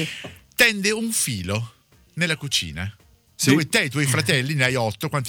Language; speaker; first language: Italian; native; Italian